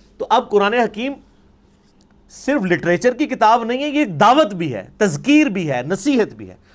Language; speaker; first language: Urdu; non-native, local second language; Punjabi